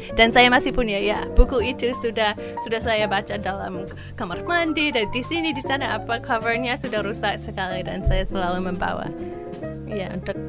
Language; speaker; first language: Indonesian; non-native, fluent; English